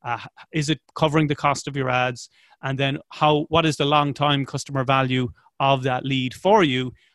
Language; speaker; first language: English; native; English